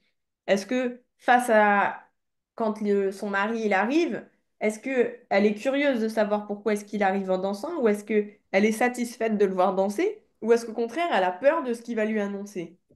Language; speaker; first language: French; native; French